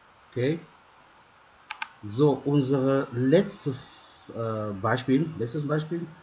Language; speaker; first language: German; native; German